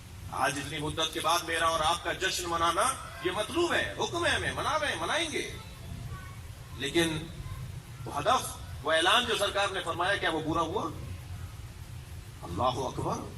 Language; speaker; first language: Urdu; native; Urdu